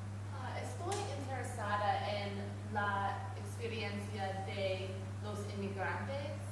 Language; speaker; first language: Spanish; non-native, learner; English